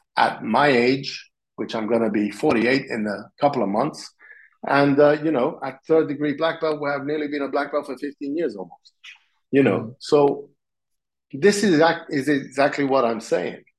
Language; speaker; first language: English; non-native, fluent; Italian